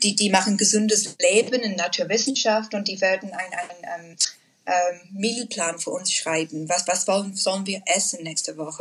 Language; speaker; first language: German; non-native, learner; English